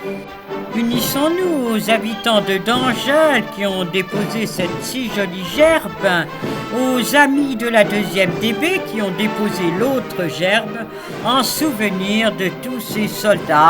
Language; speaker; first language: French; native; French